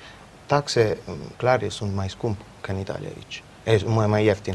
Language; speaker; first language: Romanian; non-native, learner; Italian